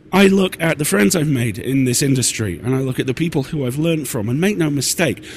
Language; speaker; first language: English; native; English